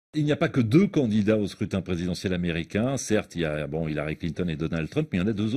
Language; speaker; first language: French; native; French